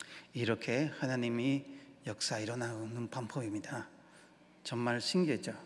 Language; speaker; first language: Korean; non-native, learner; Spanish